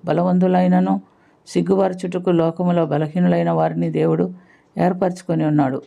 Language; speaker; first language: Telugu; non-native, fluent; Malayalam